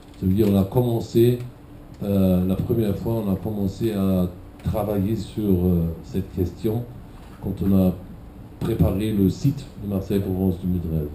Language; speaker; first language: French; non-native, fluent; German